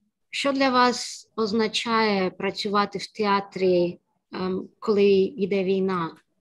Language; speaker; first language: Ukrainian; native; Ukrainian